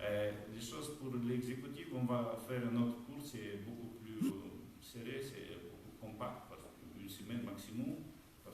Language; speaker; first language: French; non-native, fluent; Romanian